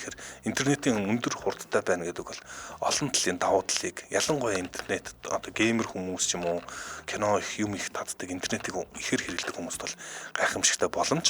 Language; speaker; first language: Mongolian; native; Mongolian